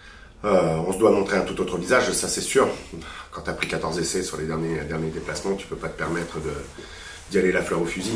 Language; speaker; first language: French; native; French